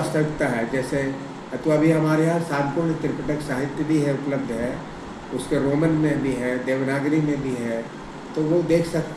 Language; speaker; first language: Hindi; native; Hindi